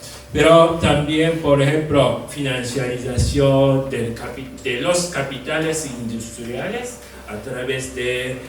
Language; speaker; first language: Spanish; non-native, fluent; Japanese